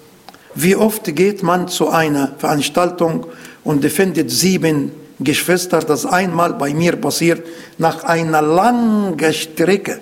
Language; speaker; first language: German; non-native, learner; Arabic